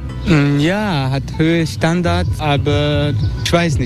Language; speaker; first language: German; non-native, learner; Turkish